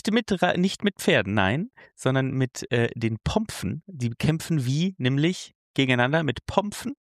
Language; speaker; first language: German; native; German